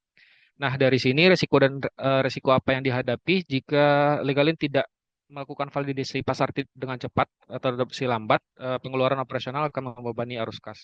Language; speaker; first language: Indonesian; native; Indonesian